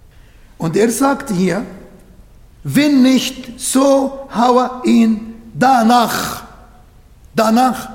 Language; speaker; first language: German; non-native, learner; Arabic